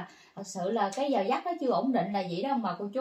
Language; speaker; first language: Vietnamese; native; Vietnamese